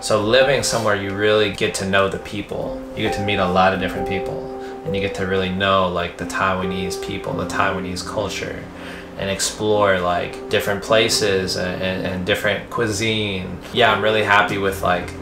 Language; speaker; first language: English; native; English